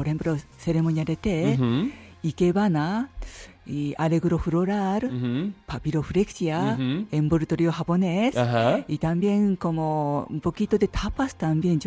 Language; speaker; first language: Spanish; non-native, learner; Japanese